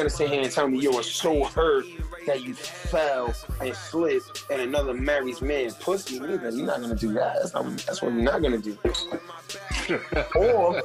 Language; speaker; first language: English; native; English